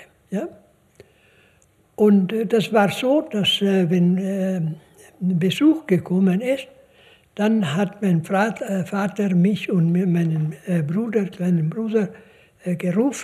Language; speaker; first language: German; non-native, fluent; Hungarian